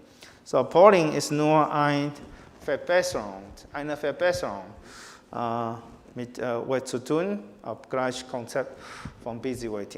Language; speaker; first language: German; non-native, fluent; Chinese